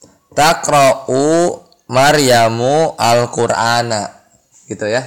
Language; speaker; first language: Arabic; non-native, fluent; Indonesian